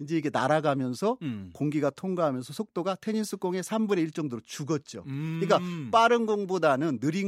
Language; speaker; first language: Korean; native; Korean